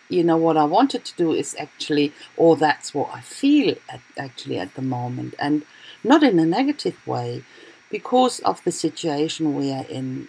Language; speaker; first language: English; non-native, fluent; German